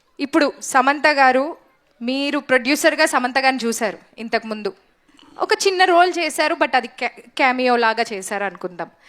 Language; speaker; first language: Telugu; native; Telugu